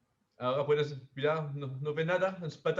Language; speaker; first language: Spanish; non-native, learner; French